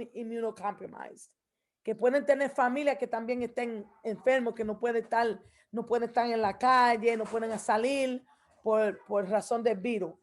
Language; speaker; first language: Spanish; early bilingual, heritage; Spanish